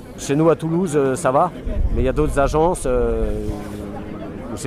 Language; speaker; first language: French; native; French